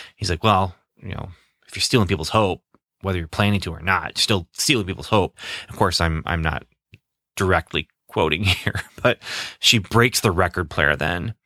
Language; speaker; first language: English; native; English